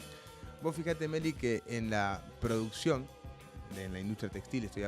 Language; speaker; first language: Spanish; native; Spanish